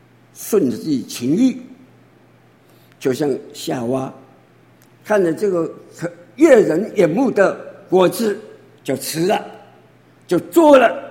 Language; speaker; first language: Chinese; native; Chinese